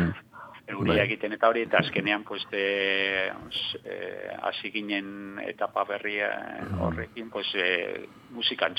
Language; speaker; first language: Basque; non-native, local second language; Spanish